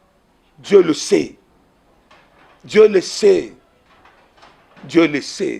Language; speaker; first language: French; non-native, local second language; Lingala